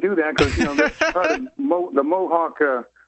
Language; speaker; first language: English; native; English